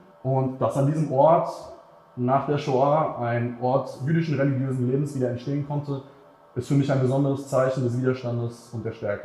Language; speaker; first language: German; native; German